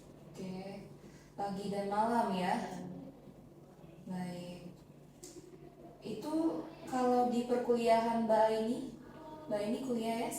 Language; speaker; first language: Indonesian; native; Indonesian